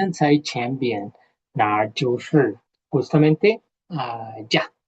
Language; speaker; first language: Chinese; non-native, fluent; Spanish